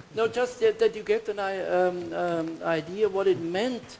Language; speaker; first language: English; non-native, fluent; German